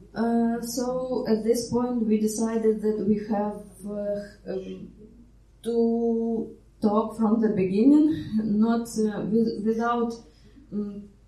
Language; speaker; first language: English; non-native, fluent; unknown